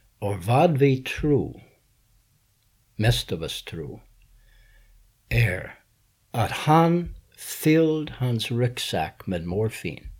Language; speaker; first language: Swedish; non-native, fluent; English